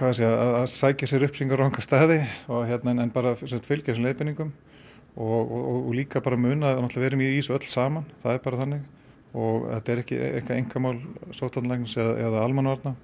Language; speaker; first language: Icelandic; native; Icelandic